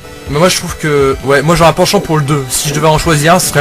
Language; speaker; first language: French; native; French